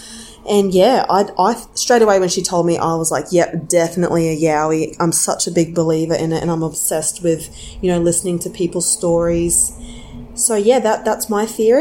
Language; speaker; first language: English; native; English